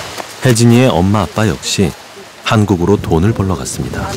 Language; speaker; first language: Korean; native; Korean